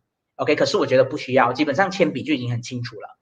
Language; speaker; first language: Chinese; native; Chinese